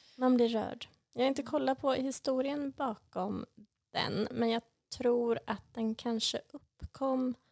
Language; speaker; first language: Swedish; native; Swedish